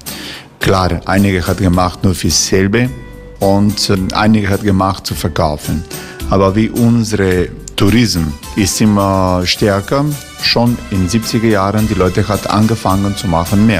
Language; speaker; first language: German; non-native, fluent; Croatian